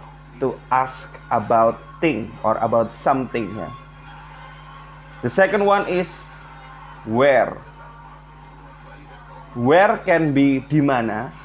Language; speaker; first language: English; non-native, learner; Indonesian